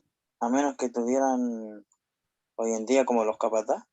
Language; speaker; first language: Spanish; native; Spanish